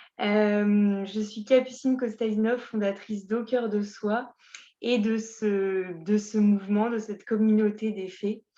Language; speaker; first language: French; native; French